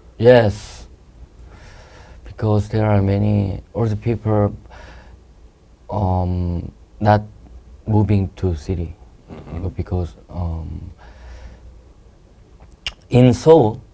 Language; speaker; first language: English; non-native, learner; Korean